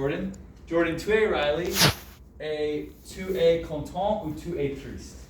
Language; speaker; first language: French; non-native, fluent; English